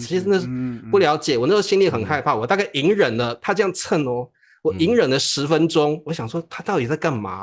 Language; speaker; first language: Chinese; native; Chinese